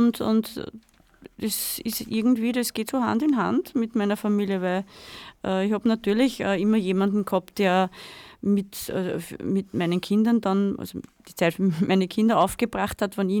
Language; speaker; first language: German; native; German